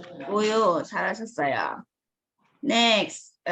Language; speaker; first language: Korean; non-native, fluent; Filipino